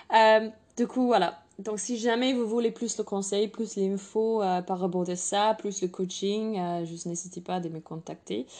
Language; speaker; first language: French; non-native, fluent; English